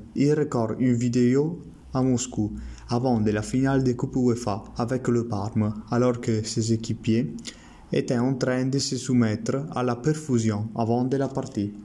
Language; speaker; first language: French; non-native, learner; Italian